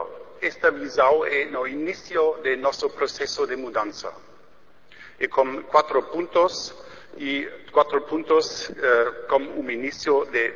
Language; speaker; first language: Portuguese; non-native, learner; German